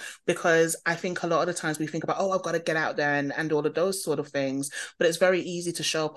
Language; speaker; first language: English; native; English